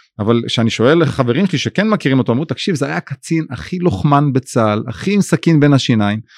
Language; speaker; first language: Hebrew; native; Hebrew